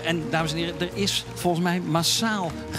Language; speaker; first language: Dutch; native; Dutch